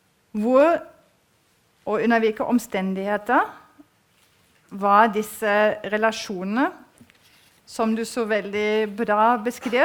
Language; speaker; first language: Norwegian; non-native, fluent; German